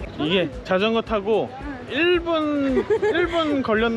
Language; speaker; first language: Korean; native; Korean